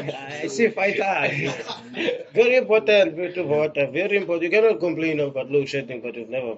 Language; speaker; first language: English; non-native, local second language; Xhosa